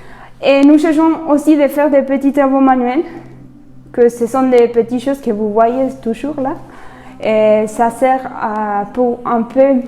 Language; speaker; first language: French; non-native, fluent; Spanish